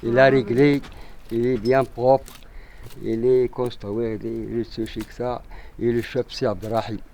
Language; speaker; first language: French; non-native, learner; Arabic